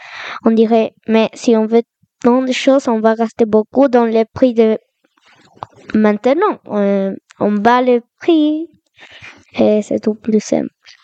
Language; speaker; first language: French; non-native, learner; Spanish